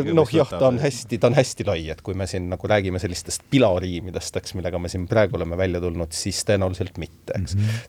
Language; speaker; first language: Estonian; native; Estonian